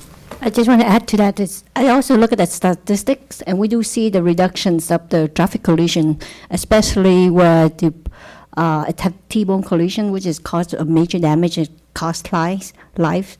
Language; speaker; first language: English; non-native, fluent; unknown